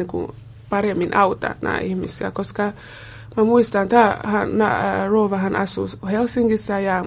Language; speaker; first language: Finnish; non-native, fluent; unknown